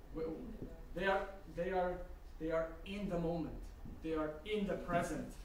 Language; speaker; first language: English; non-native, fluent; Slovak